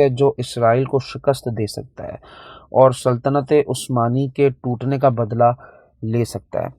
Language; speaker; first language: Urdu; native; Urdu